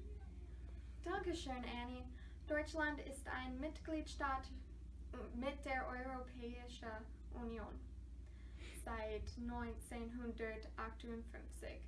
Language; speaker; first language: German; non-native, learner; English